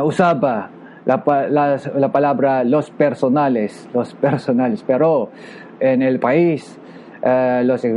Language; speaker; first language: Spanish; non-native, local second language; Filipino